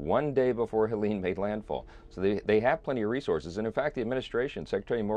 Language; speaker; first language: English; native; English